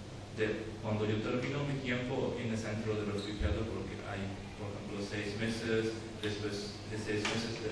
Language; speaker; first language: Spanish; non-native, learner; Urdu